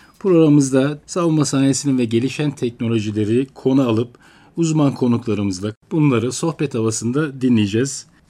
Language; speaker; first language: Turkish; native; Turkish